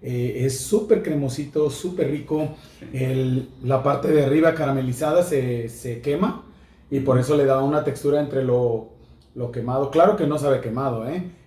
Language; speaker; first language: Spanish; native; Spanish